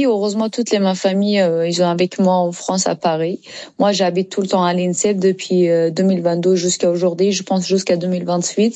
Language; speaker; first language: French; non-native, learner; Persian